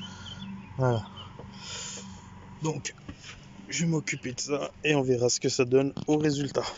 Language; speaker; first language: French; native; French